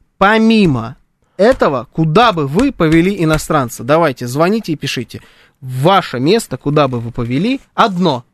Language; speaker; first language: Russian; native; Russian